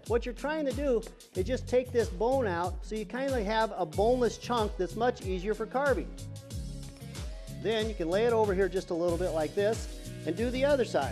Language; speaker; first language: English; native; English